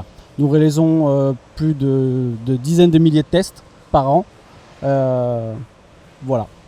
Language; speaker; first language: French; native; French